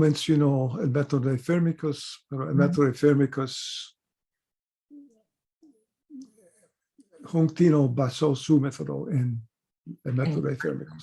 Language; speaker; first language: Spanish; non-native, fluent; English